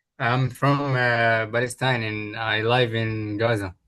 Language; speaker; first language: English; non-native, learner; Arabic